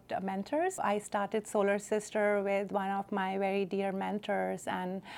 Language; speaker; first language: English; non-native, local second language; Hindi